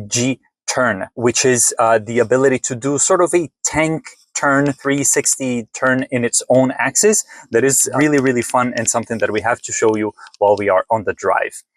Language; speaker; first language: English; native; English